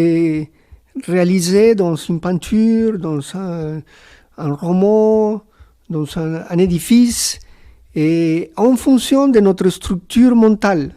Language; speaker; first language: French; non-native, fluent; Spanish